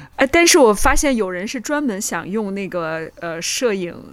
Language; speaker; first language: Chinese; native; Chinese